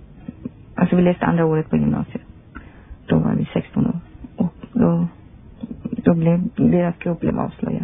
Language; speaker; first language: Swedish; non-native, fluent; Persian